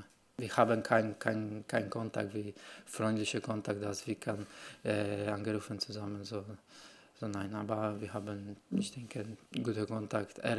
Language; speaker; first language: German; non-native, learner; Polish